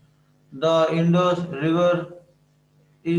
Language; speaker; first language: English; non-native, learner; Urdu